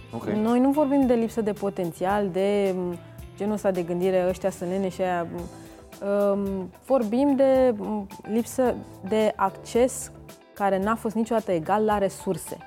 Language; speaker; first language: Romanian; native; Romanian